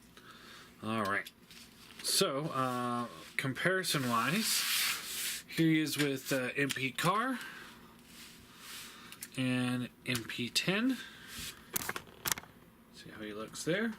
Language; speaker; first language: English; native; English